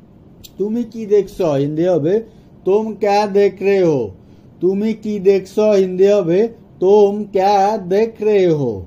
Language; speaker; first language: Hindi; non-native, fluent; Bangla